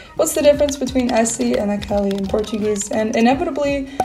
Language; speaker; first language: English; native; English